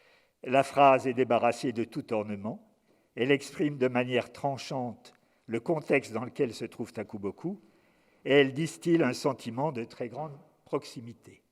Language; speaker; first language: French; native; French